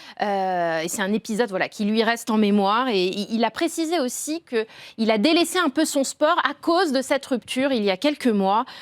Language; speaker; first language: French; native; French